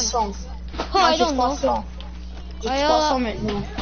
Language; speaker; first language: French; non-native, local second language; English